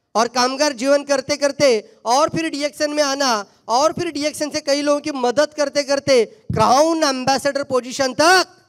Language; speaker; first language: Hindi; non-native, local second language; Marathi